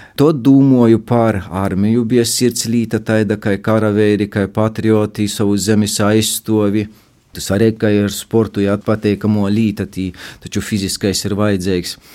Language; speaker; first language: Latvian; native; Latvian